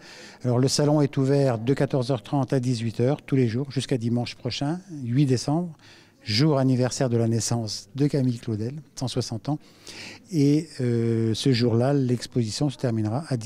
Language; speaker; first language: French; native; French